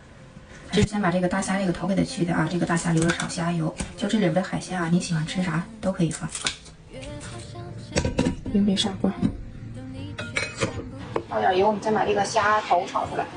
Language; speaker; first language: Chinese; native; Chinese